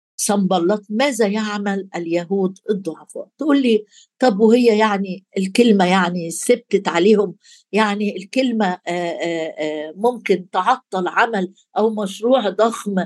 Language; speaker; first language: Arabic; native; Arabic